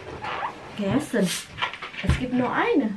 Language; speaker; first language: German; non-native, learner; Indonesian